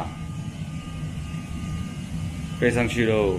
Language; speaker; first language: Chinese; native; Chinese